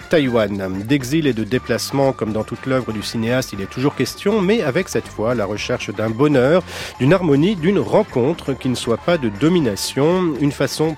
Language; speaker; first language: French; native; French